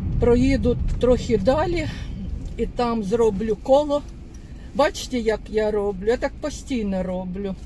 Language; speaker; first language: Ukrainian; non-native, local second language; Russian